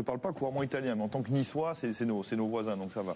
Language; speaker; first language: French; native; French